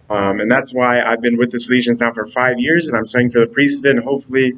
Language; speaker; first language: English; native; English